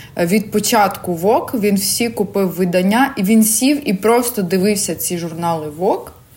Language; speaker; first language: Ukrainian; non-native, local second language; Russian